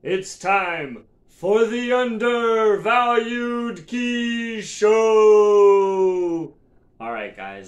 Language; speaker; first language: English; native; English